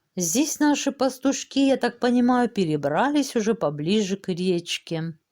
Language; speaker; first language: Russian; native; Russian